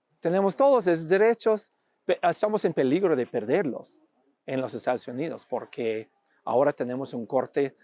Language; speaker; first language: Spanish; non-native, fluent; English